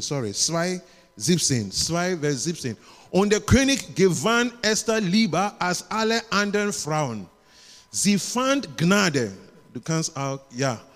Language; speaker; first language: German; non-native, learner; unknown